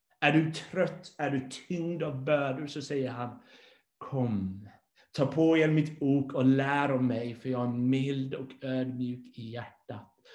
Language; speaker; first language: Swedish; non-native, fluent; English